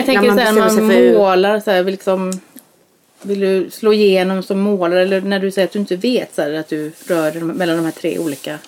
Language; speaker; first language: Swedish; native; Swedish